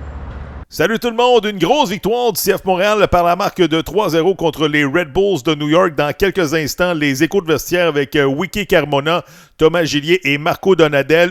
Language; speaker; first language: French; native; French